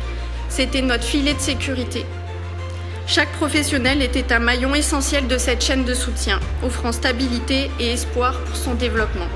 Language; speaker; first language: French; native; French